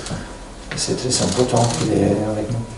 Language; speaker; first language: French; non-native, fluent; German